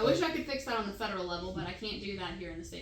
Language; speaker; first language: English; native; English